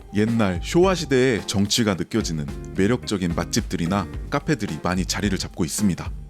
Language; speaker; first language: Korean; native; Korean